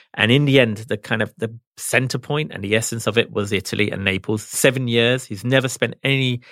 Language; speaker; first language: English; native; English